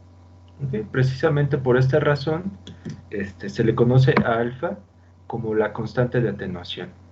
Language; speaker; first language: Spanish; native; Spanish